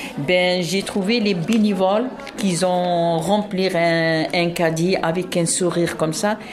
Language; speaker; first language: French; non-native, local second language; Arabic